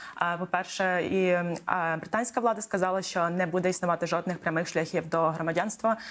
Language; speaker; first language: Ukrainian; native; Ukrainian